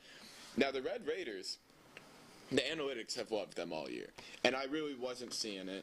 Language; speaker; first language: English; native; English